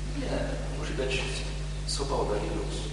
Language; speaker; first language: Polish; non-native, learner; English